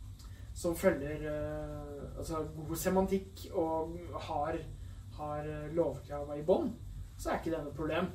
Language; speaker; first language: Norwegian; native; Norwegian